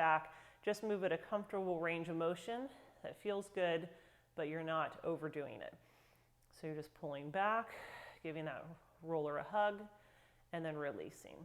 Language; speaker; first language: English; native; English